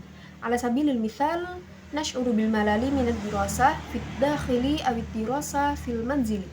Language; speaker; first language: Arabic; non-native, learner; Indonesian